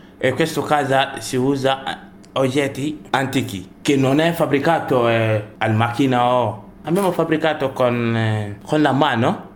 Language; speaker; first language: Italian; non-native, learner; Bambara